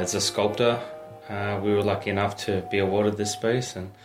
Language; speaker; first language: English; native; English